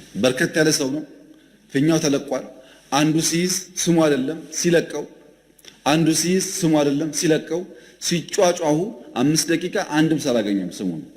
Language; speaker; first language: Amharic; non-native, local second language; Oromo